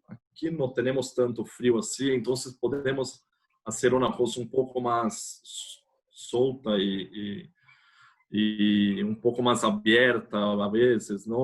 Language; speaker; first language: Spanish; non-native, fluent; Portuguese